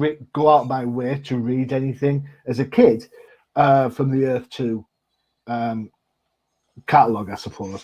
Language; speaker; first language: English; native; English